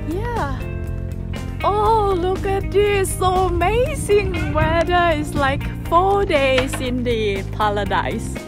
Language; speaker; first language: English; non-native, learner; Thai